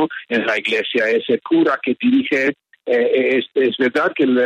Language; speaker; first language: Spanish; early bilingual, heritage; English